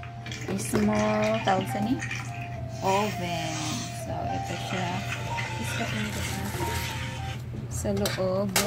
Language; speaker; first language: Filipino; non-native, local second language; Cebuano